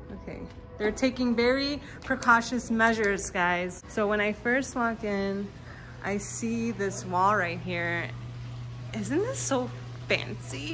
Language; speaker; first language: English; native; English